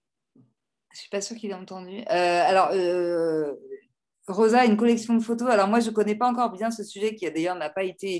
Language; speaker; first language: French; native; French